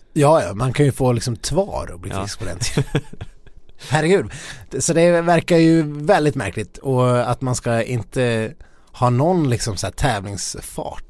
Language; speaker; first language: Swedish; native; Swedish